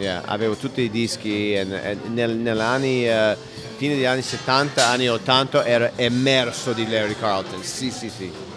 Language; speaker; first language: Italian; non-native, learner; English